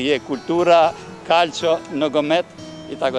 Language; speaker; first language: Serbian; non-native, learner; Albanian